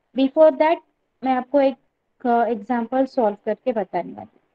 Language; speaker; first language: Hindi; non-native, local second language; Marathi